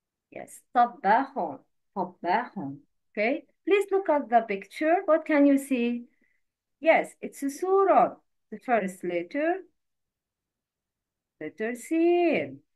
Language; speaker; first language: English; non-native, learner; Arabic